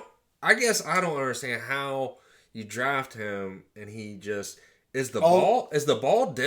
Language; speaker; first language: English; native; English